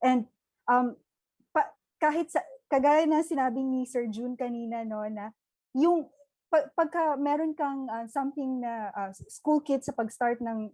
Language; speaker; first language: Filipino; native; Filipino